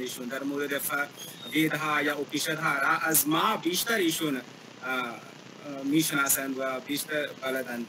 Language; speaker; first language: Persian; non-native, learner; Hindi